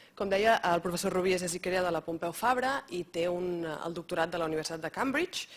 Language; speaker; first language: Catalan; native; Catalan